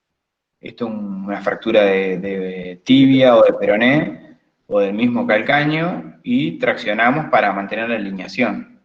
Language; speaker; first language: Spanish; native; Spanish